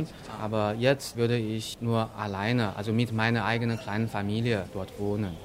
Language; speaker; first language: German; non-native, fluent; Chinese